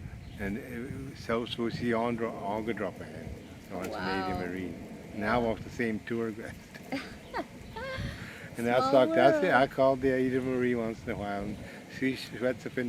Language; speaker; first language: German; early bilingual, heritage; Pennsylvania German